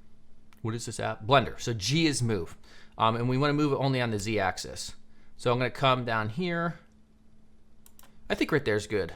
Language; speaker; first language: English; native; English